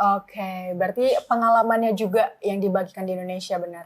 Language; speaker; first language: Indonesian; native; Indonesian